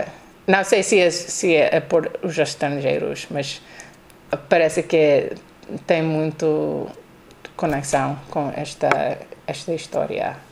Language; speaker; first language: Portuguese; non-native, learner; English